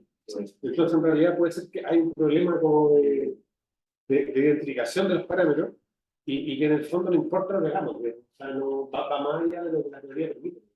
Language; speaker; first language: Spanish; native; Spanish